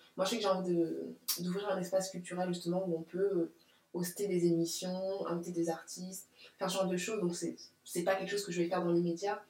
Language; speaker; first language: French; native; French